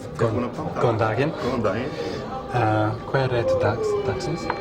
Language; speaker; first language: Icelandic; non-native, learner; English